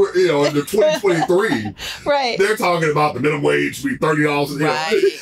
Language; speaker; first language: English; native; English